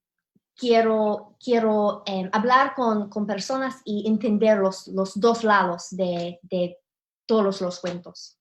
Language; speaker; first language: Spanish; non-native, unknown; English